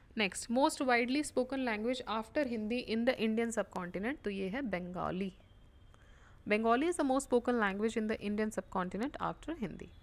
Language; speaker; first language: Hindi; native; Hindi